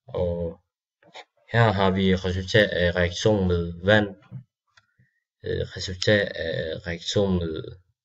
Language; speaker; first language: Danish; non-native, learner; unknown